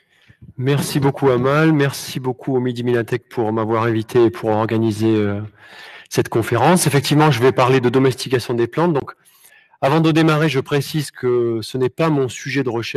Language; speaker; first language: French; native; French